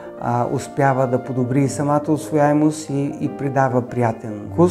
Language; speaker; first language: Bulgarian; native; Bulgarian